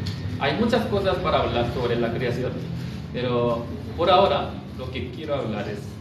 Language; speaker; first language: Spanish; non-native, fluent; Korean